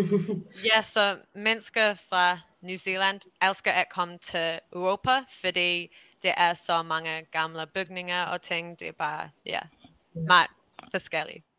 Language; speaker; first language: Danish; early bilingual, heritage; English